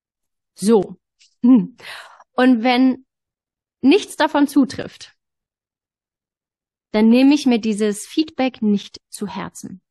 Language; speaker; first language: German; native; German